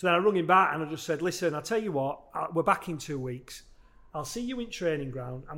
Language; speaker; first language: English; native; English